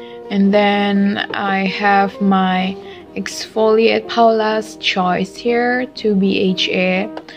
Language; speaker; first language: English; non-native, local second language; Malay